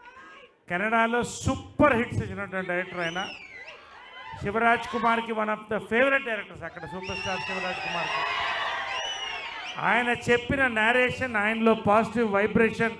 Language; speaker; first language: Telugu; native; Telugu